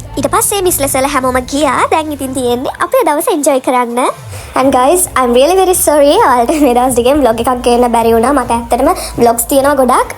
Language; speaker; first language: Sinhala; non-native, local second language; Tamil